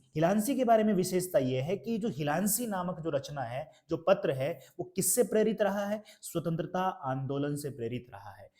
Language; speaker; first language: Hindi; native; Hindi